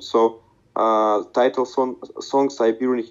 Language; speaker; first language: English; non-native, learner; Russian